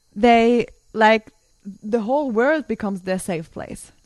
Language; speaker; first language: English; non-native, fluent; German